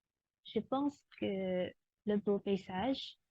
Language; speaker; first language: French; non-native, learner; Indonesian